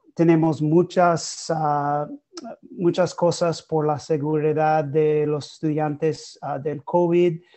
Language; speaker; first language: Spanish; non-native, learner; English